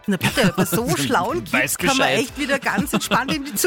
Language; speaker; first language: German; native; German